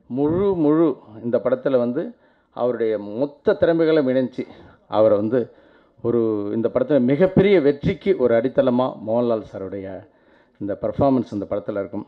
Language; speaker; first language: Tamil; native; Tamil